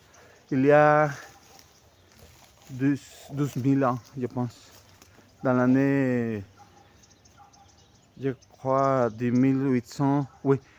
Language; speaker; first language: French; non-native, fluent; Spanish